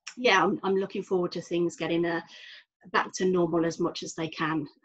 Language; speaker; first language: English; native; English